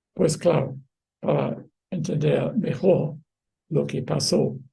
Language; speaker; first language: Spanish; non-native, fluent; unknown